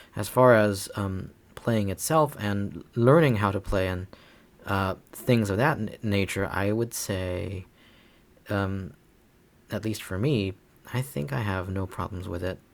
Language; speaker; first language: English; non-native, fluent; Chinese